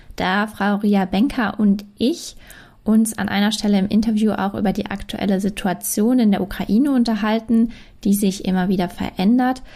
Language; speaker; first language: German; native; German